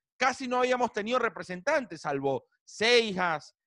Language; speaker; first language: Spanish; native; Spanish